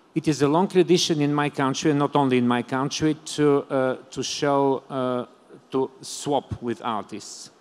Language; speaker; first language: English; non-native, fluent; Bulgarian